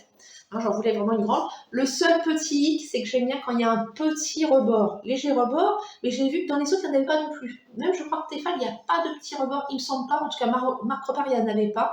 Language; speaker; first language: French; native; French